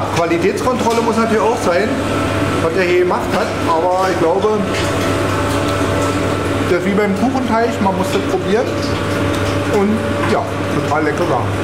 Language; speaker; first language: German; native; German